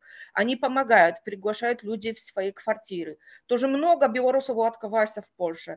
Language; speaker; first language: Russian; non-native, fluent; Polish